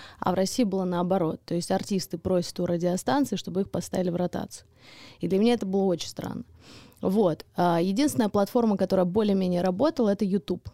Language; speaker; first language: Russian; early bilingual, heritage; Russian